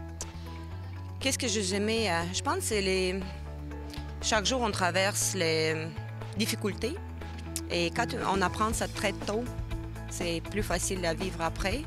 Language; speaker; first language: French; non-native, fluent; Russian